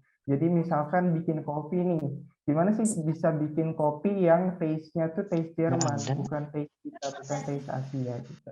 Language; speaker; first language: Indonesian; native; Indonesian